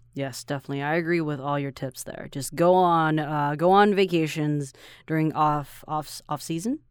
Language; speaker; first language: English; non-native, fluent; Chinese